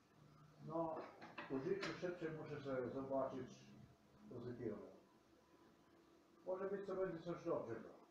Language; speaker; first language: Polish; non-native, learner; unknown